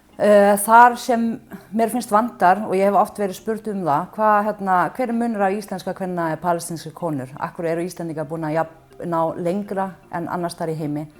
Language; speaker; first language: Icelandic; non-native, fluent; Arabic